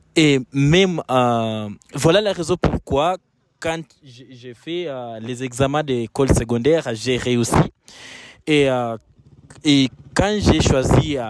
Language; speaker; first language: French; non-native, fluent; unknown